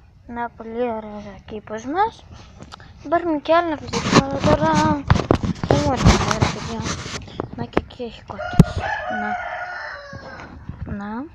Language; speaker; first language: Greek; early bilingual, other home language; Bulgarian